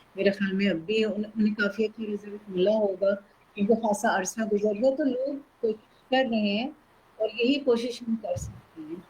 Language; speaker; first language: Urdu; native; Urdu